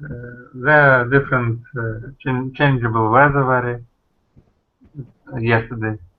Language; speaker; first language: English; non-native, learner; Russian